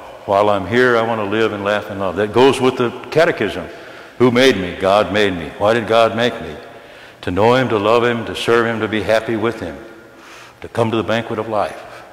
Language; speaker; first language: English; native; English